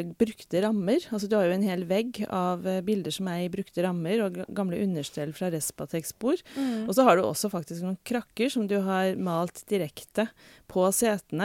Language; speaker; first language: Norwegian; native; Norwegian